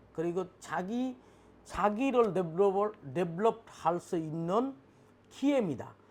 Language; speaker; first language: Korean; non-native, learner; Bangla